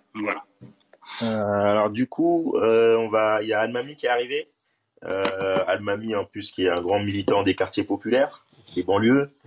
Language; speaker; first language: French; native; French